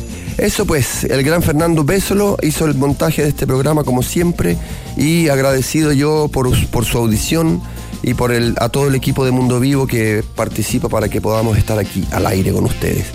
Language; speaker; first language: Spanish; native; Spanish